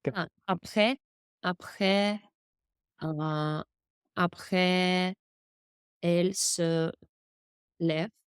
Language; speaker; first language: French; non-native, learner; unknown